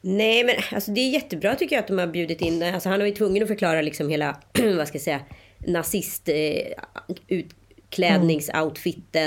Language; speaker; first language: Swedish; native; Swedish